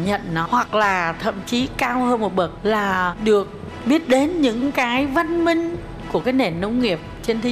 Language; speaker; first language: Vietnamese; native; Vietnamese